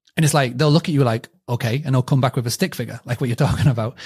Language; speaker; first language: English; native; English